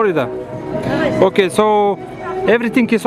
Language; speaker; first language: English; non-native, learner; Bulgarian